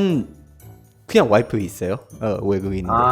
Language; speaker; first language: Korean; non-native, learner; Spanish